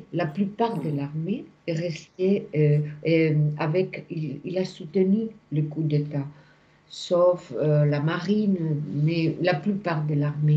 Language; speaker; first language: French; non-native, fluent; Spanish